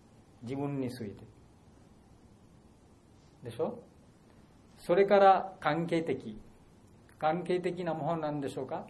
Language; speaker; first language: Japanese; non-native, learner; Bangla